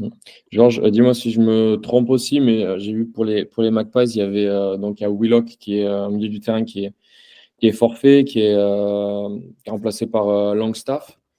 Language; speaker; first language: French; native; French